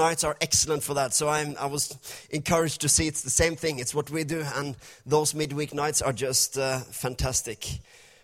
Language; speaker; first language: English; non-native, fluent; Norwegian